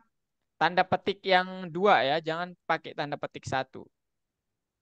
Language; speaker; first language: Indonesian; native; Indonesian